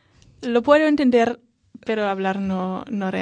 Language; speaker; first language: Spanish; non-native, fluent; German